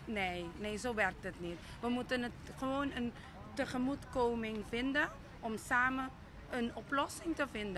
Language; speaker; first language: Dutch; non-native, local second language; Papiamento